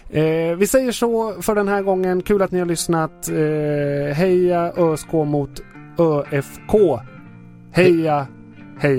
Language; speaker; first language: Swedish; native; Swedish